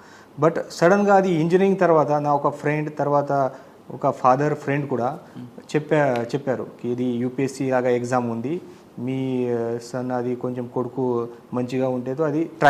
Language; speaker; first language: Telugu; non-native, fluent; Marathi